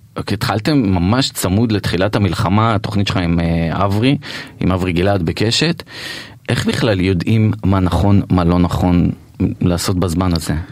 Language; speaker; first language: Hebrew; native; Hebrew